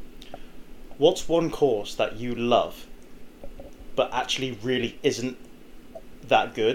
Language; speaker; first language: English; native; English